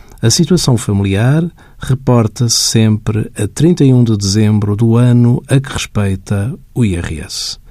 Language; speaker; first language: Portuguese; native; Portuguese